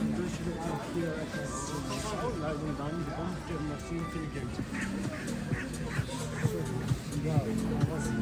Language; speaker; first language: German; non-native, learner; Ukrainian